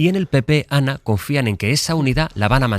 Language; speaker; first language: Spanish; native; Spanish